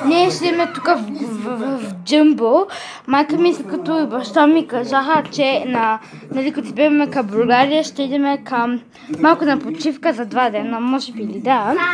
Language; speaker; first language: Bulgarian; early bilingual, heritage; Bulgarian